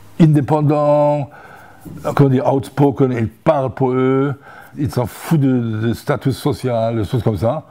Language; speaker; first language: French; non-native, fluent; German